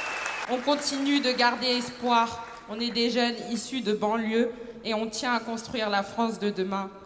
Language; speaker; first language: French; native; French